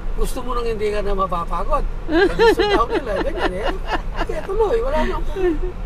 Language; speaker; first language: Filipino; non-native, local second language; Pampanga